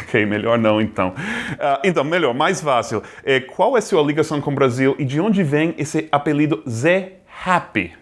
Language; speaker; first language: Portuguese; non-native, fluent; English